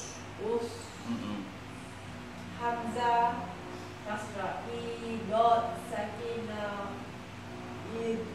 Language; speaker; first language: Arabic; non-native, learner; Malay